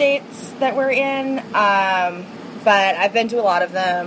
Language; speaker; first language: English; native; English